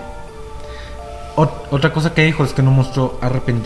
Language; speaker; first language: Spanish; native; Spanish